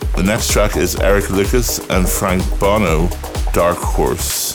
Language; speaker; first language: English; native; English